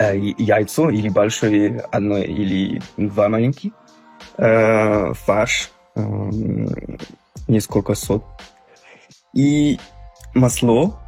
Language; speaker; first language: Russian; non-native, fluent; French